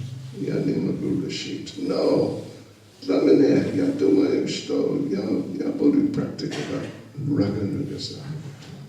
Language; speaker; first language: Russian; non-native, learner; English